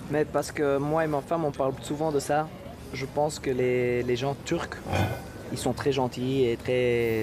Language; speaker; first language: French; non-native, local second language; Dutch